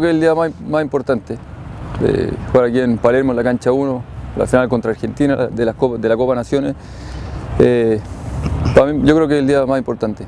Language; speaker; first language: Spanish; native; Spanish